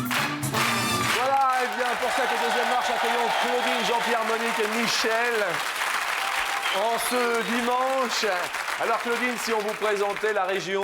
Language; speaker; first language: French; native; French